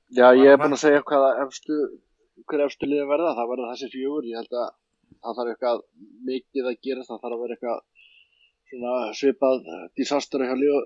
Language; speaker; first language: Icelandic; native; Icelandic